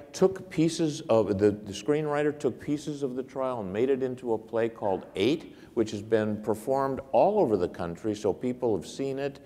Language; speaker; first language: English; native; English